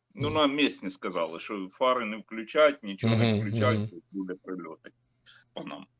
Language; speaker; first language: Ukrainian; non-native, local second language; Russian